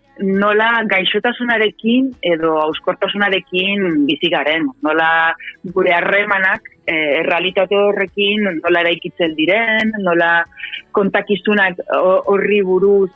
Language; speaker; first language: Basque; non-native, local second language; Spanish